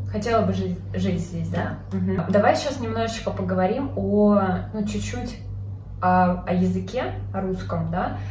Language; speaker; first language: Russian; native; Russian